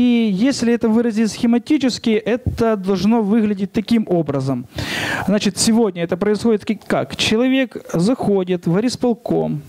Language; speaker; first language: Russian; non-native, local second language; Ukrainian